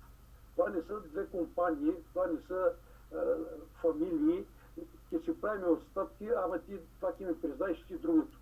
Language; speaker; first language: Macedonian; early bilingual, heritage; Macedonian